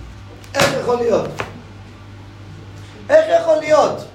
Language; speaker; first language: Hebrew; non-native, fluent; English